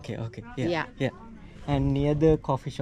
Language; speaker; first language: English; non-native, local second language; Sinhala